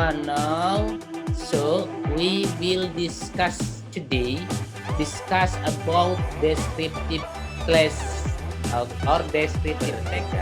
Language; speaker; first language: English; non-native, local second language; Indonesian